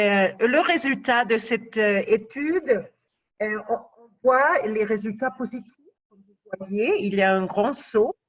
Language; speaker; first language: French; non-native, fluent; Spanish